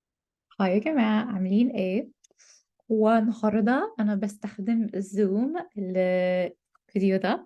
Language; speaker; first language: Arabic; non-native, learner; English